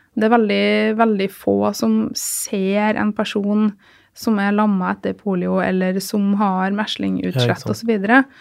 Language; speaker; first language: Norwegian; native; Norwegian